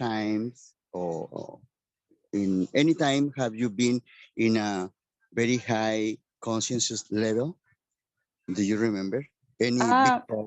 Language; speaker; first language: English; non-native, learner; Spanish